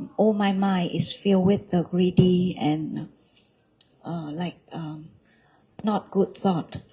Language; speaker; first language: English; non-native, learner; Vietnamese